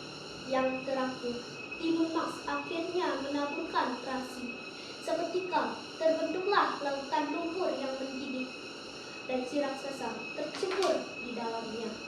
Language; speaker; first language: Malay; non-native, local second language; Balinese